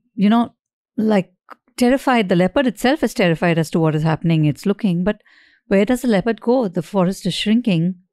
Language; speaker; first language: English; non-native, local second language; Hindi